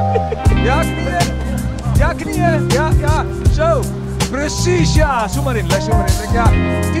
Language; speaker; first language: Dutch; native; Dutch